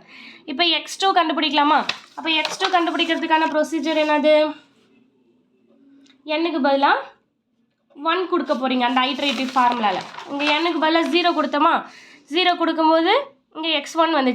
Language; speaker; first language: Tamil; native; Tamil